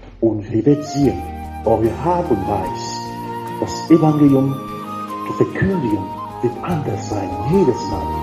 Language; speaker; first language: German; non-native, learner; French